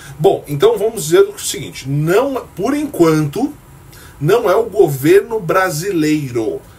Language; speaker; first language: Portuguese; native; Portuguese